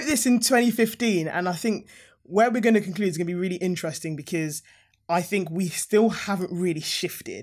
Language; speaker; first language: English; native; English